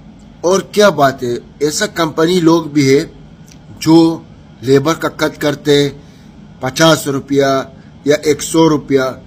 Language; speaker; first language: Hindi; non-native, fluent; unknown